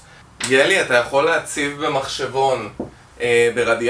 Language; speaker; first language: Hebrew; native; Hebrew